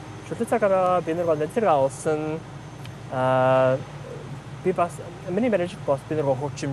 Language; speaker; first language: Mongolian; non-native, learner; English